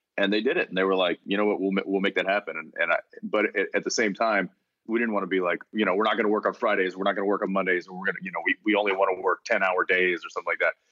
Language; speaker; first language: English; native; English